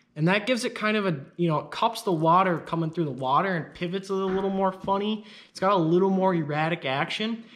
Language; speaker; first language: English; native; English